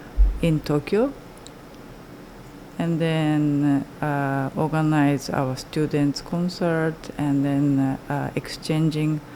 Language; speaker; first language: English; non-native, learner; Japanese